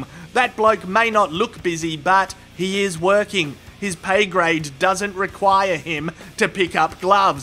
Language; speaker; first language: English; native; English